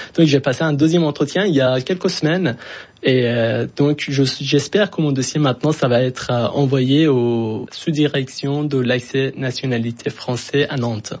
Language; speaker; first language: French; non-native, fluent; Persian